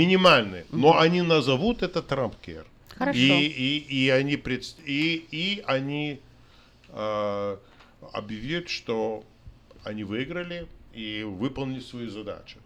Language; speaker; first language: Russian; non-native, fluent; English